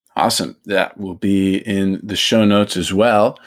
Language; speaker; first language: English; native; English